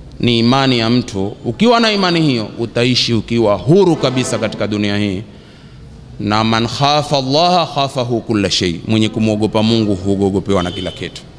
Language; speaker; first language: Swahili; native; Swahili